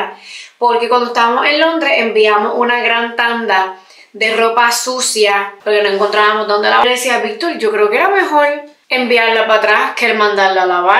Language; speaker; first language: Spanish; native; Spanish